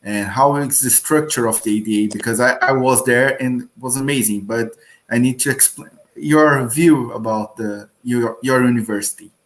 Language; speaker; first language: English; non-native, learner; Portuguese